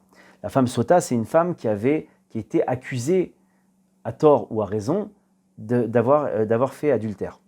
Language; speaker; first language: French; native; French